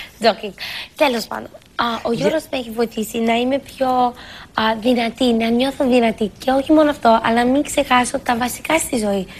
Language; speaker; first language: Greek; early bilingual, heritage; Greek